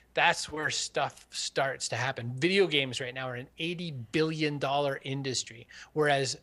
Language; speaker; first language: English; native; English